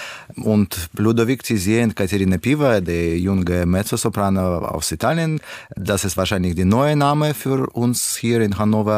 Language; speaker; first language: German; non-native, learner; Russian